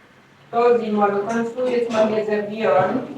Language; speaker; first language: German; native; German